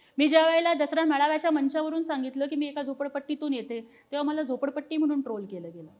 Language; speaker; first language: Marathi; non-native, local second language; Telugu